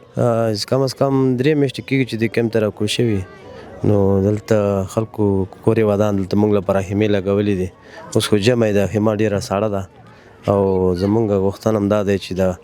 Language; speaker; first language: Pashto; native; Pashto